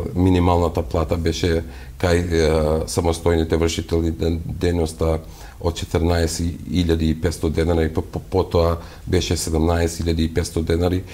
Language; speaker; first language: Macedonian; non-native, local second language; Albanian